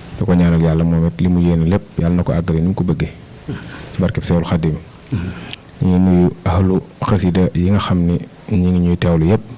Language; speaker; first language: Wolof; native; Wolof